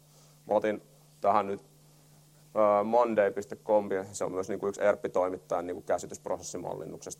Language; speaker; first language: Finnish; native; Finnish